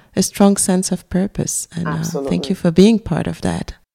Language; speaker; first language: English; non-native, fluent; French